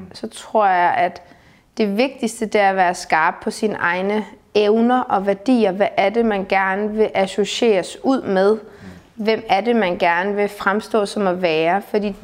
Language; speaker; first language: Danish; native; Danish